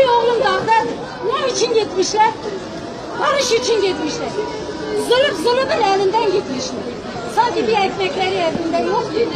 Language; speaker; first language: Turkish; non-native, local second language; Kurdish